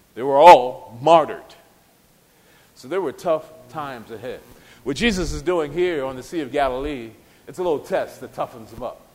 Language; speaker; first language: English; native; English